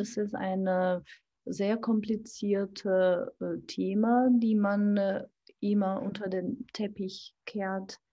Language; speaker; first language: German; non-native, fluent; Georgian